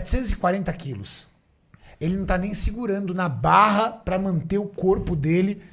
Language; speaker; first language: Portuguese; native; Portuguese